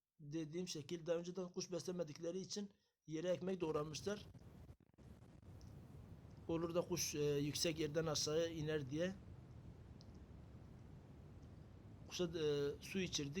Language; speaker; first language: Turkish; native; Turkish